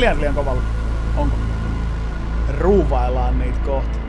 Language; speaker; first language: Finnish; native; Finnish